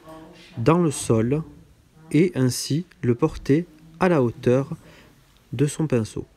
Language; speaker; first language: French; native; French